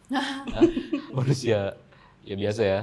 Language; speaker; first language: Indonesian; native; Indonesian